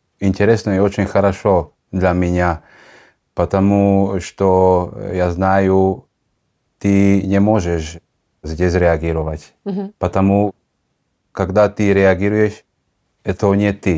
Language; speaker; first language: Russian; non-native, learner; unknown